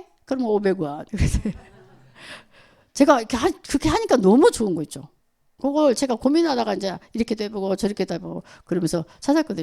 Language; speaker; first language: Korean; native; Korean